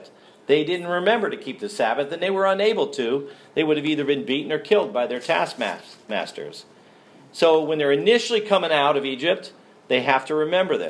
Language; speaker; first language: English; native; English